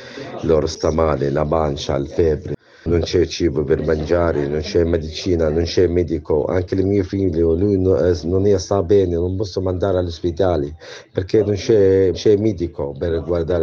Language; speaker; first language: Italian; non-native, learner; Arabic